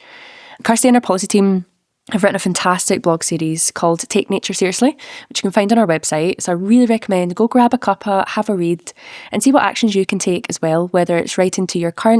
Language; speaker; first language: English; native; English